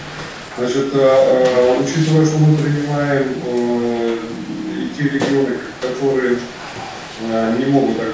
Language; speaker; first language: Russian; native; Russian